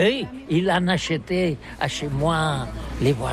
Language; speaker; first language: French; non-native, learner; Catalan